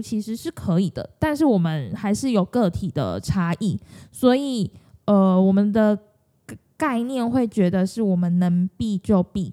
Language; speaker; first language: Chinese; native; Chinese